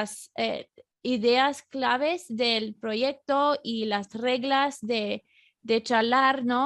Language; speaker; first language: Spanish; non-native, fluent; English